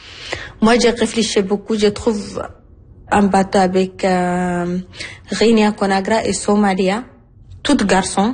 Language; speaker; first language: French; non-native, learner; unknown